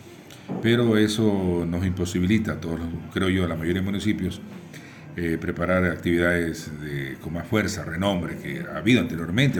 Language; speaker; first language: Spanish; native; Spanish